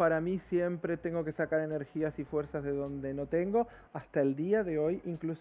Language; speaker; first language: Spanish; early bilingual, other home language; Portuguese